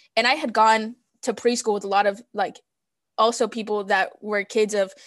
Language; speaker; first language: English; early bilingual, other home language; Spanish